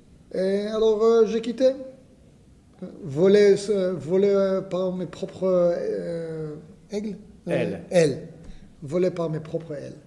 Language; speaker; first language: French; non-native, fluent; Hebrew